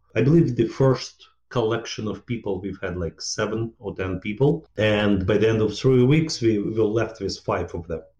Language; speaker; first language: English; non-native, fluent; Ukrainian